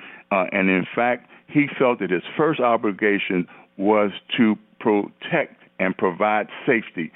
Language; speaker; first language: English; native; English